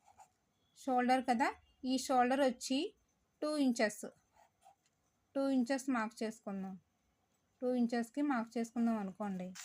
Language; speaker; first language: Telugu; native; Telugu